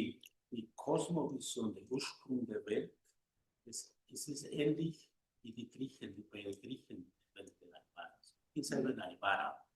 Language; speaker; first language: German; non-native, fluent; Spanish